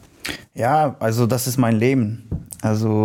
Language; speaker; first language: German; non-native, learner; Polish